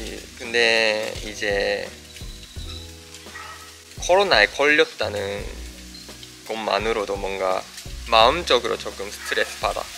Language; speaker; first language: Korean; non-native, fluent; Japanese